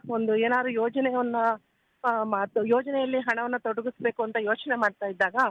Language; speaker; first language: Kannada; native; Kannada